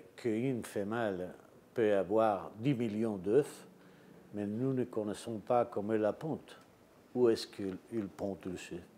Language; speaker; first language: French; non-native, fluent; Spanish